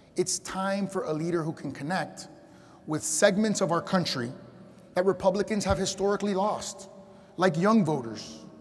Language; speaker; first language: English; native; English